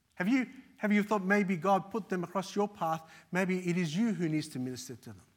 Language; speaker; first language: English; early bilingual, other home language; Arabic